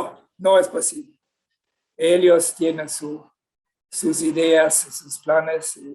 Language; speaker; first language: Spanish; non-native, fluent; Swedish